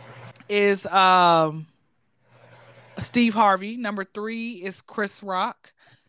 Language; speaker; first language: English; native; English